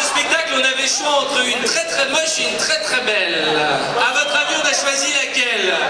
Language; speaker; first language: French; native; French